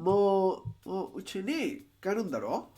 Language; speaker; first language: Japanese; non-native, learner; Spanish